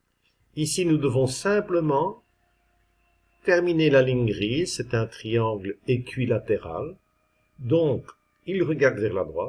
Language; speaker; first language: French; native; French